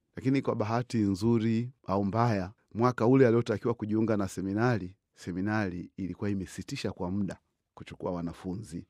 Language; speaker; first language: Swahili; native; Swahili